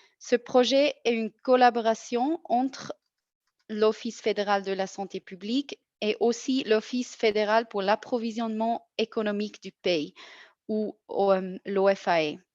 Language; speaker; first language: French; non-native, local second language; German